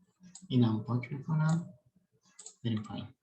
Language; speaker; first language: Persian; early bilingual, other home language; Indonesian